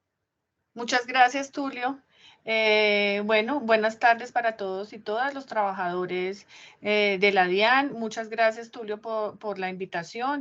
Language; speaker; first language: Spanish; native; Spanish